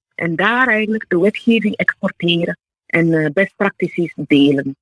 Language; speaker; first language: Dutch; non-native, fluent; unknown